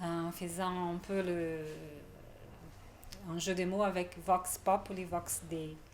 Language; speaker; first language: French; non-native, fluent; Portuguese